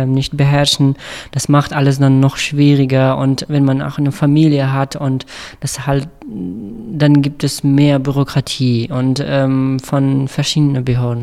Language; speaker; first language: German; non-native, fluent; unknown